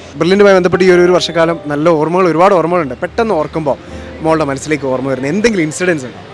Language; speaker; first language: Malayalam; native; Malayalam